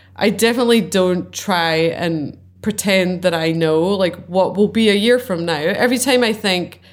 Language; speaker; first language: English; native; English